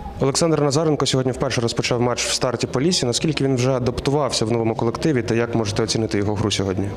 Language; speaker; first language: Ukrainian; native; Ukrainian